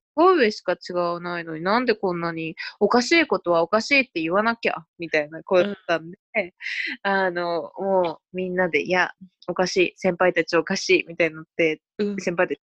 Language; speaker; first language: Japanese; early bilingual, other home language; Spanish